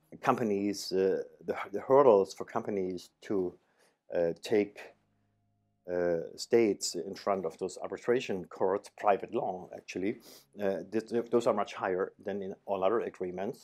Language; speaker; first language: English; non-native, fluent; German